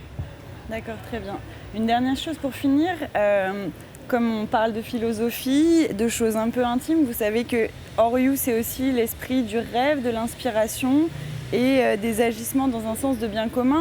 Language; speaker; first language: French; native; French